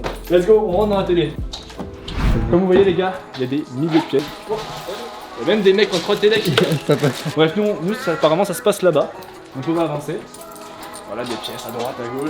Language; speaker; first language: French; native; French